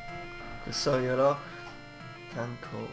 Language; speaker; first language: Japanese; non-native, learner; English